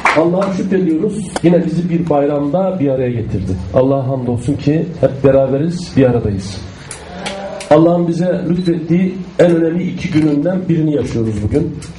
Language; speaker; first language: Turkish; native; Turkish